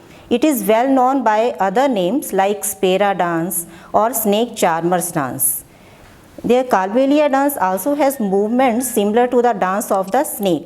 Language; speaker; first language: English; non-native, local second language; Gujarati